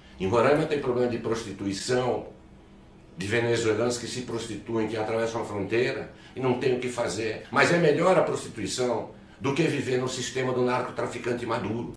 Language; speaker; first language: Portuguese; native; Portuguese